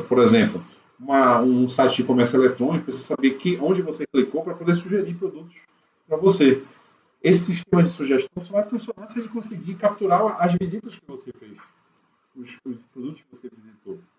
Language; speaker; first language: Portuguese; native; Portuguese